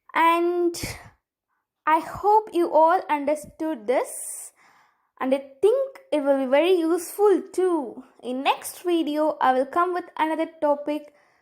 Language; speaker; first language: English; non-native, local second language; Tamil